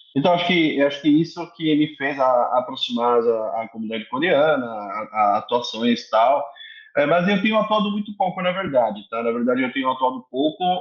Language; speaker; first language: Portuguese; early bilingual, other home language; Korean